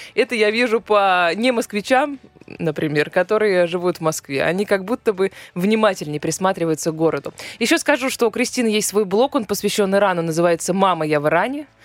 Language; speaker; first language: Russian; native; Russian